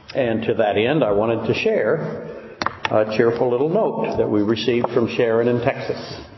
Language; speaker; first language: English; native; English